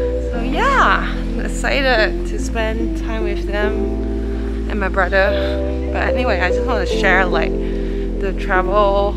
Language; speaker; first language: English; non-native, local second language; Chinese